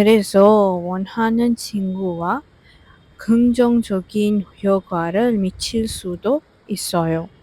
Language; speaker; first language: Korean; non-native, fluent; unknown